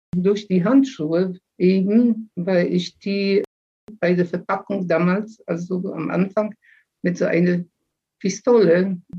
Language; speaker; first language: German; non-native, fluent; Polish